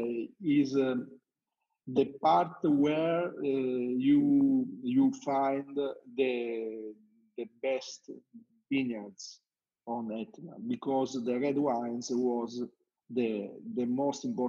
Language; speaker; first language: English; non-native, learner; Italian